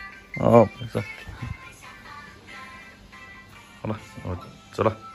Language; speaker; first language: Chinese; native; Chinese